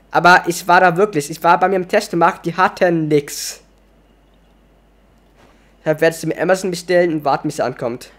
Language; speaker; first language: German; native; German